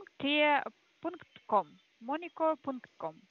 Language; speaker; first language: German; non-native, learner; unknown